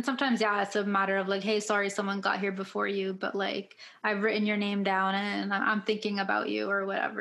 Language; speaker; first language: English; native; English